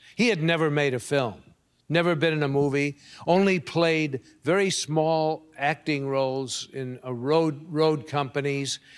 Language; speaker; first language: English; native; English